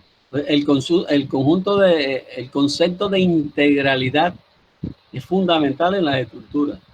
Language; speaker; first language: Spanish; native; Spanish